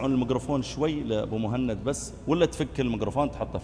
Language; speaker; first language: Arabic; native; Arabic